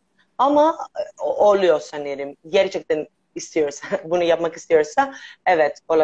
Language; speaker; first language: Turkish; non-native, learner; Greek